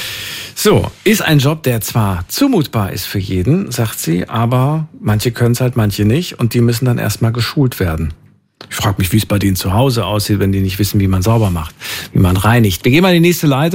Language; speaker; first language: German; native; German